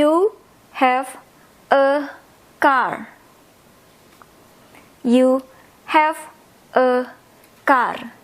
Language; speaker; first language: English; non-native, fluent; Indonesian